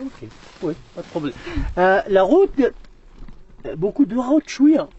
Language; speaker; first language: French; non-native, learner; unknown